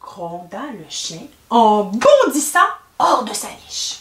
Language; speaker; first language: French; native; French